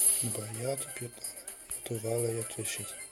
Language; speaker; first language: Polish; native; Polish